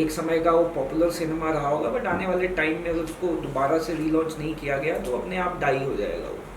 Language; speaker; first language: Hindi; native; Hindi